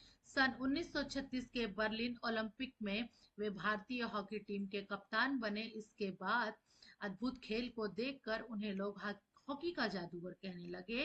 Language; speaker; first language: Hindi; native; Hindi